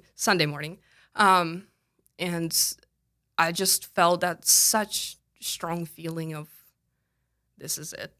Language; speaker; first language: English; non-native, fluent; Russian